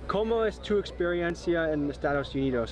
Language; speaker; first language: Spanish; non-native, learner; English